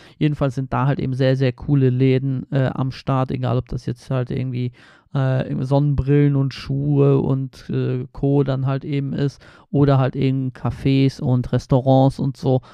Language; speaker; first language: German; early bilingual, other home language; Polish